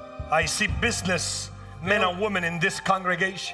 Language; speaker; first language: English; early bilingual, other home language; Spanish